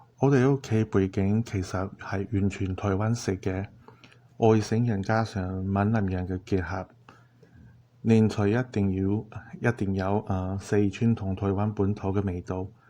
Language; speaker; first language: Cantonese; non-native, fluent; Chinese